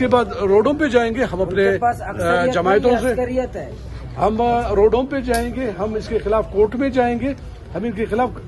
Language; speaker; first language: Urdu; non-native, local second language; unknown